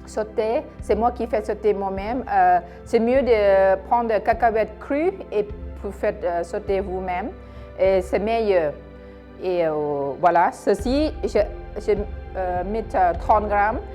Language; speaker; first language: French; non-native, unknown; Thai